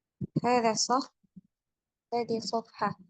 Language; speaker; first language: Arabic; non-native, fluent; Indonesian